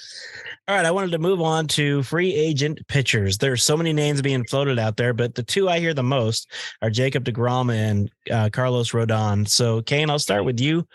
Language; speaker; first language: English; native; English